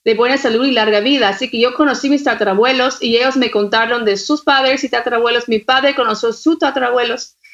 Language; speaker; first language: Spanish; non-native, fluent; English